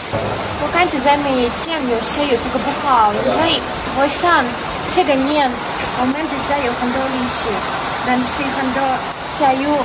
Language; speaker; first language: Chinese; non-native, learner; Ukrainian